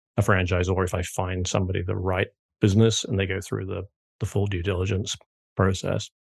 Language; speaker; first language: English; native; English